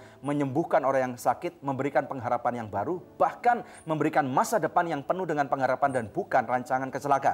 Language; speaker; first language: Indonesian; native; Indonesian